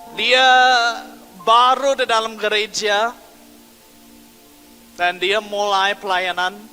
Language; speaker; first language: Indonesian; non-native, fluent; English